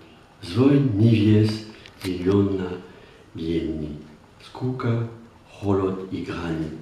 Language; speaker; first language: Russian; non-native, learner; French